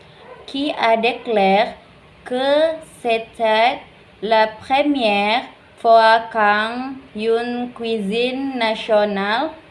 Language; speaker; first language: French; non-native, learner; Indonesian